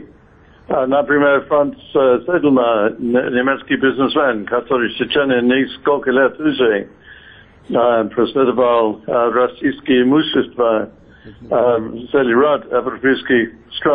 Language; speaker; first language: Russian; non-native, fluent; English